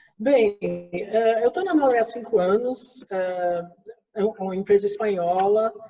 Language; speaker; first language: Portuguese; non-native, fluent; English